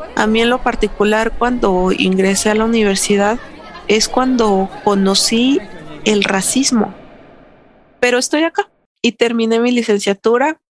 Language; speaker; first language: Spanish; native; Spanish